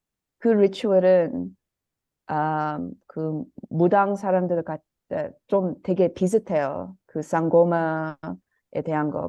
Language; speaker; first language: Korean; early bilingual, heritage; Korean